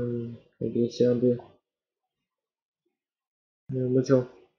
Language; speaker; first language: Spanish; non-native, learner; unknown